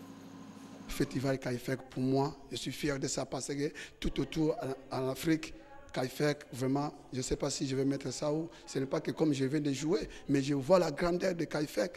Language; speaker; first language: French; non-native, local second language; Lingala